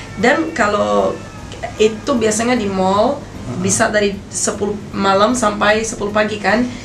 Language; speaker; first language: Indonesian; non-native, fluent; Portuguese